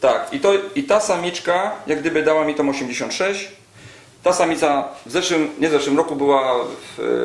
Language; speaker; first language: Polish; native; Polish